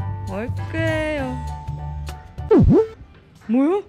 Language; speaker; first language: Korean; non-native, fluent; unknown